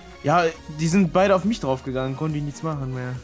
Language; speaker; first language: German; native; German